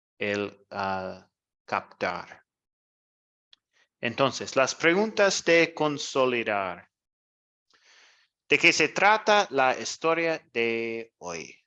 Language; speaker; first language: Spanish; non-native, fluent; English